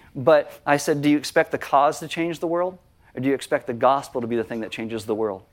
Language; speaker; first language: English; native; English